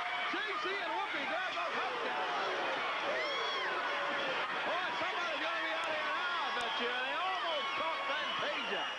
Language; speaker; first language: English; native; English